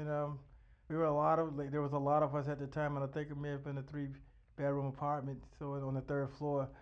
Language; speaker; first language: English; native; English